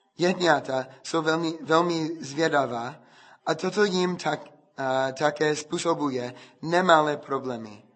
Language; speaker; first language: Czech; non-native, fluent; English